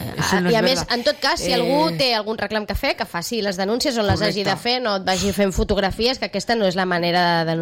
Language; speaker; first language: Catalan; native; Catalan